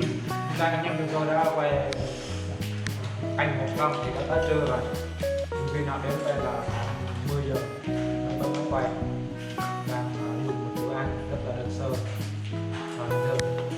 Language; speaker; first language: Vietnamese; non-native, local second language; Jarai